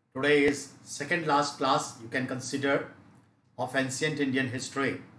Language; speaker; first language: English; non-native, local second language; Hindi